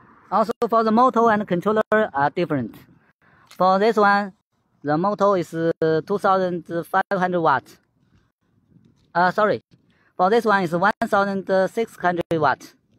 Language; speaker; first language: English; non-native, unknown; Chinese